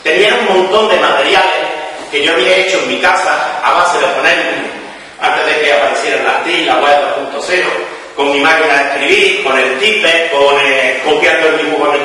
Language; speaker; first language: Spanish; native; Spanish